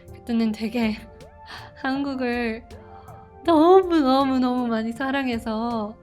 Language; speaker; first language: Korean; non-native, fluent; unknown